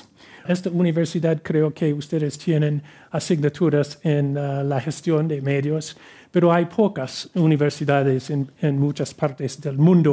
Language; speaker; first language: Spanish; non-native, fluent; English